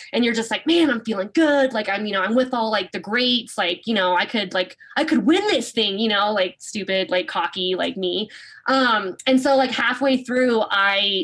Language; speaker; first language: English; native; English